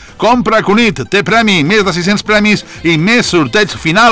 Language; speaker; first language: Catalan; native; Catalan